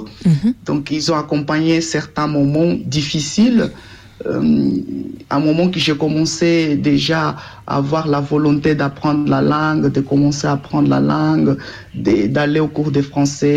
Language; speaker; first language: French; non-native, learner; Portuguese